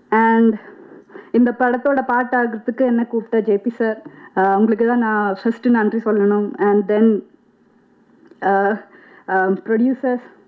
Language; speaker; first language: Tamil; non-native, fluent; Malayalam